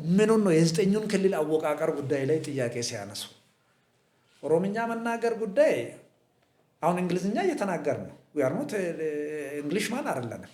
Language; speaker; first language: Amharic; non-native, local second language; Hadiyya